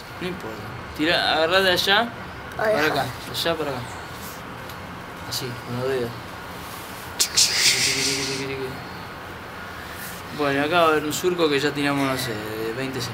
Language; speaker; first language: Spanish; native; Spanish